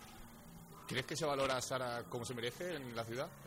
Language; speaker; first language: Spanish; native; Spanish